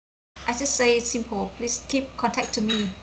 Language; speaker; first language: English; non-native, learner; Vietnamese